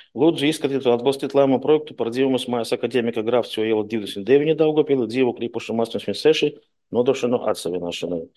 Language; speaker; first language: Latvian; non-native, local second language; Russian